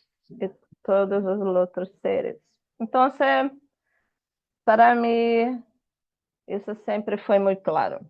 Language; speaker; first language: Spanish; non-native, fluent; Portuguese